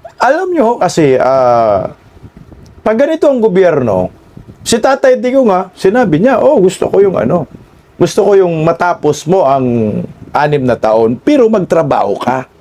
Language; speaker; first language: Filipino; non-native, local second language; Cebuano